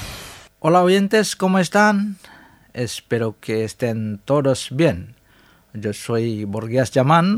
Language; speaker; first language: Spanish; non-native, fluent; Indonesian